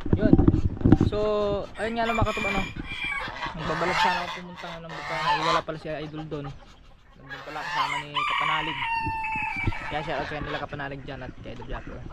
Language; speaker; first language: Filipino; non-native, local second language; Waray